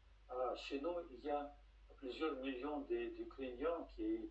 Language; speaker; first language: French; non-native, fluent; Russian